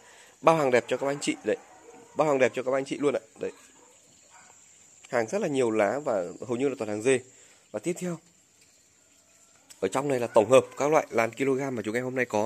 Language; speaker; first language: Vietnamese; native; Vietnamese